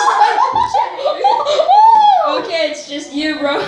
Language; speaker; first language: English; native; English